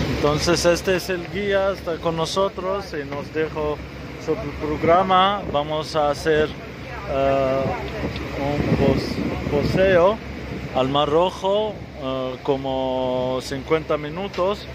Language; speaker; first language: Spanish; non-native, fluent; Arabic